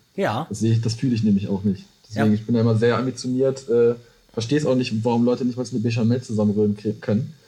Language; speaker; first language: German; native; German